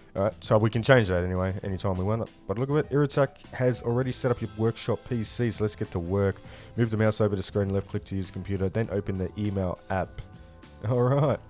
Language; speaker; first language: English; native; English